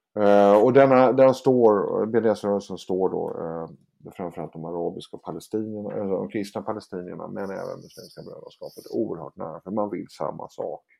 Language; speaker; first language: Swedish; native; Swedish